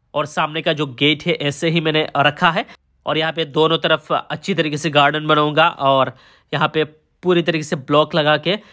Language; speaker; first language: Hindi; non-native, local second language; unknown